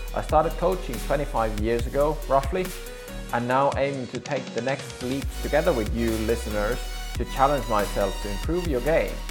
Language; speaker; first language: English; non-native, fluent; Finnish